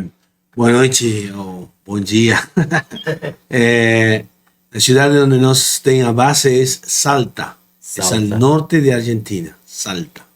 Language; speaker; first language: Portuguese; non-native, fluent; Spanish